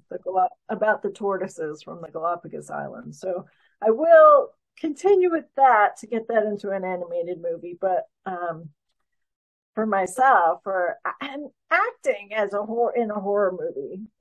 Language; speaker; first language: English; native; English